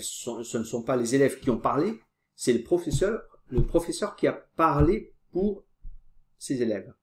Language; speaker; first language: French; non-native, fluent; Portuguese